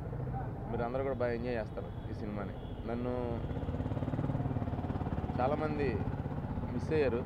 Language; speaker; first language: Telugu; native; Telugu